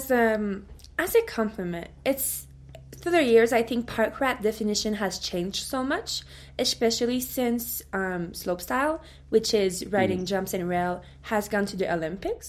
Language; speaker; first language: English; non-native, fluent; French